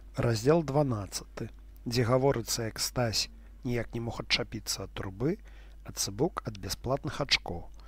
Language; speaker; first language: Belarusian; non-native, local second language; Russian